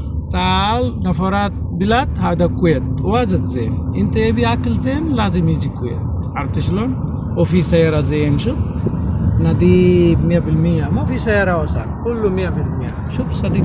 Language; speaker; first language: Arabic; non-native, learner; Bangla